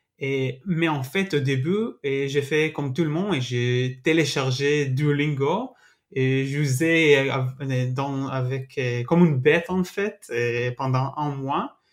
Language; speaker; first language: French; non-native, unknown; Hebrew